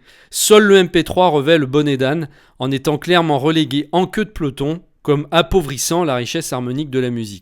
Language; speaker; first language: French; native; French